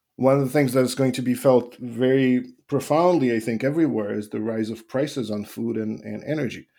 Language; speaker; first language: English; non-native, fluent; Russian